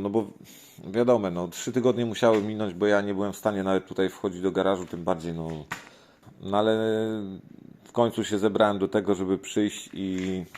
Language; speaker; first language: Polish; native; Polish